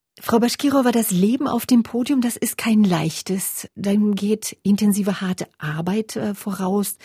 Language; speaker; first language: German; native; German